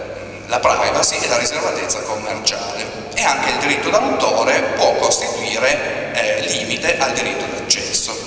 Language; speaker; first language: Italian; native; Italian